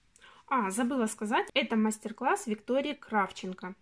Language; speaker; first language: Russian; native; Russian